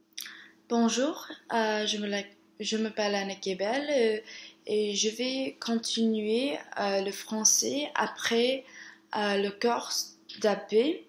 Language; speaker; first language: French; non-native, learner; English